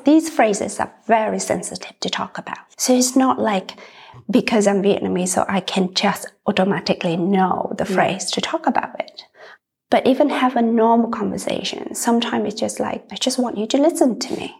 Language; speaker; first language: English; non-native, fluent; Vietnamese